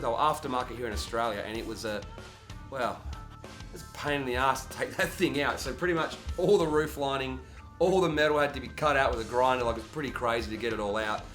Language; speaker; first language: English; native; English